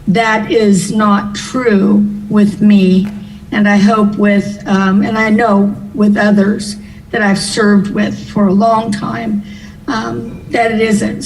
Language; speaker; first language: English; native; English